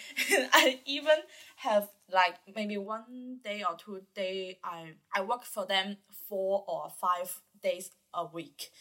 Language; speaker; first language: English; non-native, learner; Chinese